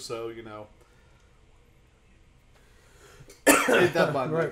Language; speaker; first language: English; native; English